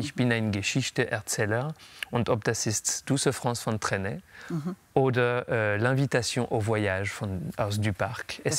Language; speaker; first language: German; non-native, fluent; French